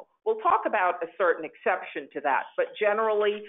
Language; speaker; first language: English; native; English